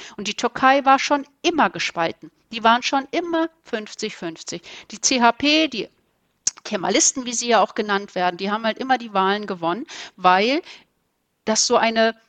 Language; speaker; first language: German; early bilingual, other home language; Turkish